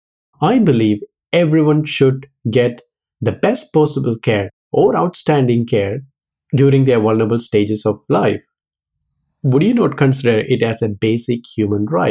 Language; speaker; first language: English; non-native, local second language; Malayalam